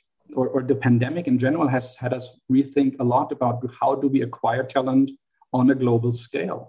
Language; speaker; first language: English; non-native, fluent; German